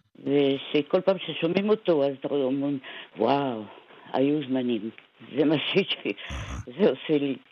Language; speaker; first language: Hebrew; non-native, fluent; French